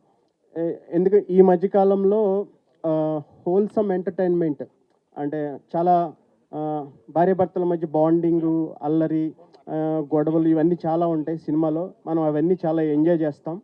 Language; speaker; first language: Telugu; native; Telugu